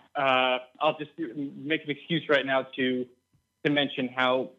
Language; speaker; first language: English; native; English